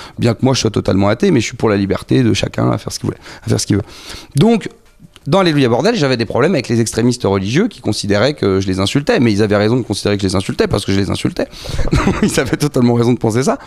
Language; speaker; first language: French; native; French